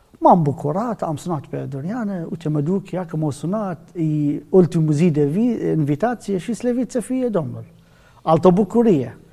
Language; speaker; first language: Romanian; non-native, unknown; Arabic